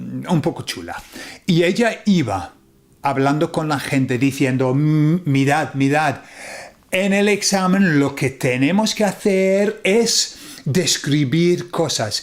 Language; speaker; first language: Spanish; non-native, fluent; English